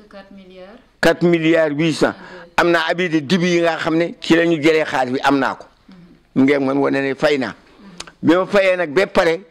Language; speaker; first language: Wolof; non-native, local second language; Fula